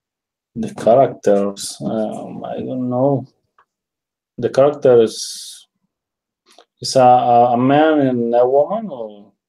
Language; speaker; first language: English; non-native, learner; Spanish